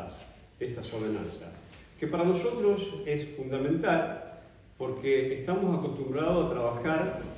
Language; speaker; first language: Spanish; native; Spanish